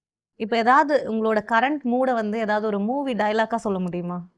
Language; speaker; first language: Tamil; native; Tamil